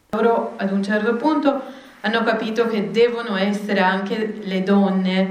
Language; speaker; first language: Italian; non-native, fluent; Hebrew